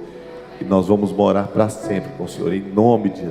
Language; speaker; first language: Portuguese; native; Portuguese